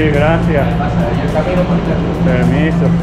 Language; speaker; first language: Spanish; non-native, learner; Japanese